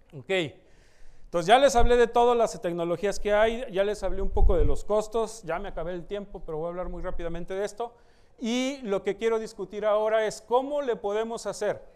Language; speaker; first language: Spanish; native; Spanish